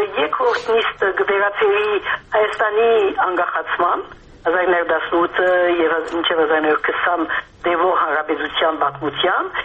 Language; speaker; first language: Armenian; early bilingual, heritage; Armenian